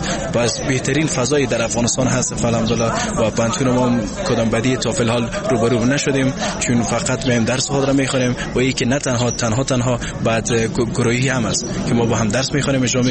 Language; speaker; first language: Persian; native; Persian